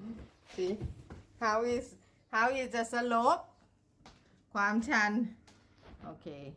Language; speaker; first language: English; non-native, learner; Thai